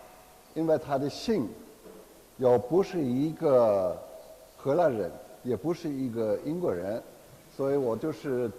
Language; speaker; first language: Chinese; non-native, fluent; German